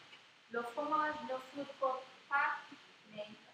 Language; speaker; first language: French; non-native, learner; English